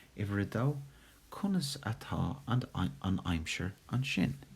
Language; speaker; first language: Irish; non-native, local second language; English